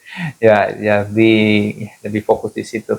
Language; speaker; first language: Indonesian; non-native, fluent; Spanish